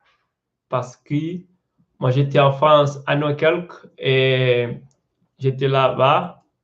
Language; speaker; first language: French; non-native, learner; Portuguese